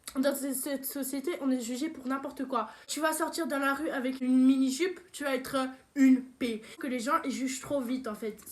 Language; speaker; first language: French; early bilingual, other home language; Portuguese